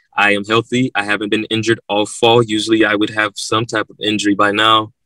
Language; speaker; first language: English; native; English